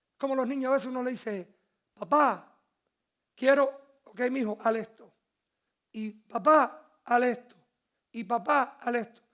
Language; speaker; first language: Spanish; early bilingual, heritage; Spanish